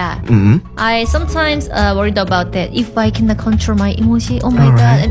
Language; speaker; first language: English; non-native, learner; Korean